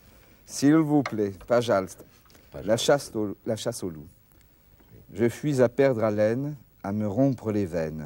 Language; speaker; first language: French; native; French